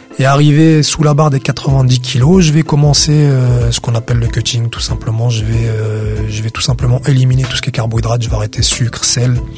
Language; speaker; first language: French; early bilingual, other home language; Arabic